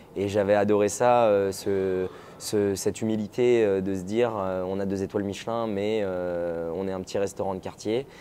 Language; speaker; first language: French; native; French